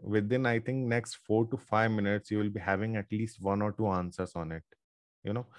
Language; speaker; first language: English; non-native, local second language; Hindi